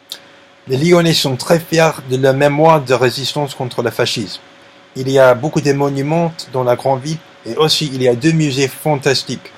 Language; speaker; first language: French; non-native, learner; English